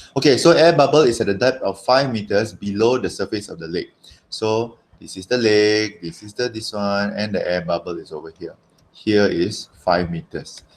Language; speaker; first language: English; non-native, local second language; Malay